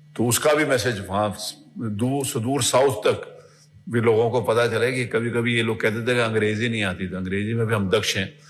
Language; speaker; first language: Hindi; native; Hindi